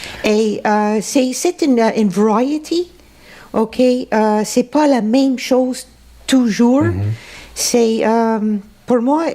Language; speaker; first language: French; non-native, local second language; English